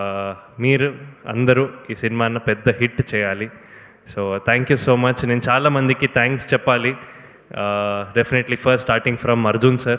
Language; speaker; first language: Telugu; non-native, learner; Kannada